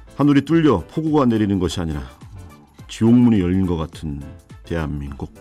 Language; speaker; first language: Korean; native; Korean